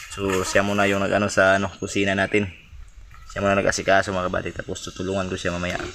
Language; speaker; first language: Filipino; non-native, local second language; Cebuano